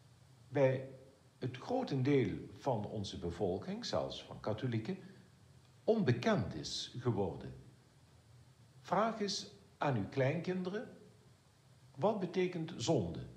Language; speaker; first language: Dutch; native; Dutch